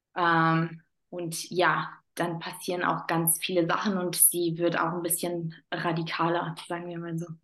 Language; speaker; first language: German; non-native, fluent; Spanish